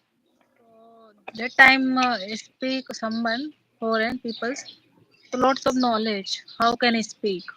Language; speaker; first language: English; non-native, learner; Hindi